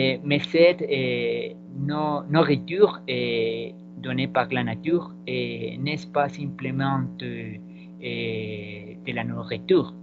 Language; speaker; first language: French; non-native, learner; Spanish